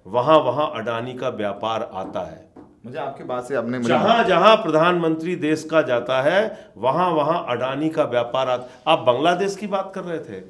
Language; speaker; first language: Hindi; native; Hindi